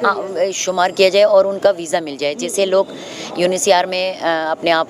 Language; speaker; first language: Hindi; non-native, fluent; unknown